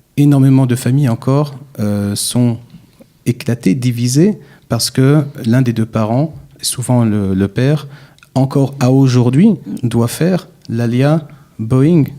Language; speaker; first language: French; native; French